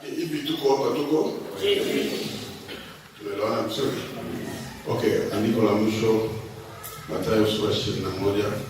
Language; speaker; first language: Swahili; native; Swahili